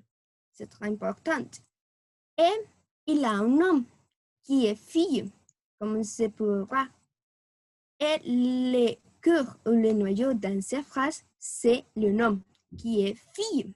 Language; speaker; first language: French; non-native, learner; Spanish